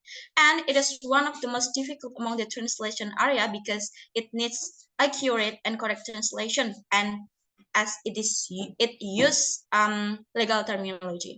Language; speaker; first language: English; non-native, learner; Indonesian